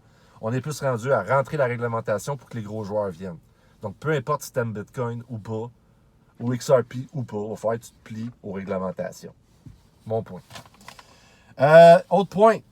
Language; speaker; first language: French; native; French